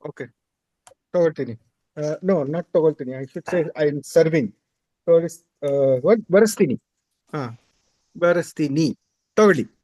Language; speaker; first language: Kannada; non-native, learner; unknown